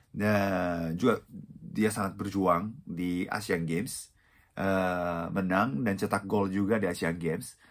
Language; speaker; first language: Indonesian; non-native, fluent; Japanese